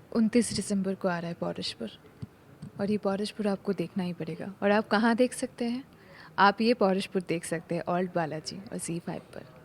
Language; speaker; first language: Hindi; non-native, local second language; Bangla